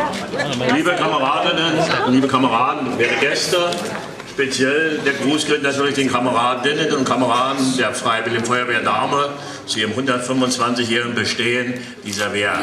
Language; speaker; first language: German; native; German